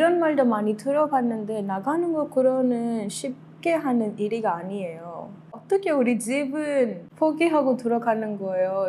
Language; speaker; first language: Korean; non-native, learner; Kannada